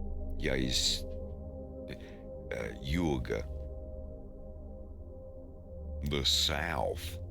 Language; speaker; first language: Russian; non-native, learner; English